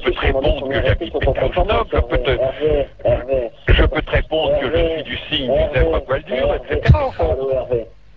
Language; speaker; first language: French; native; French